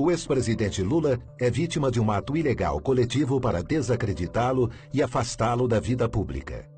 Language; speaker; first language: Portuguese; native; Portuguese